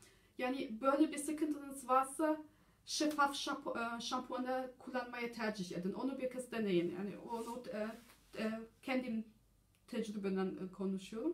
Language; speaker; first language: Turkish; early bilingual, heritage; German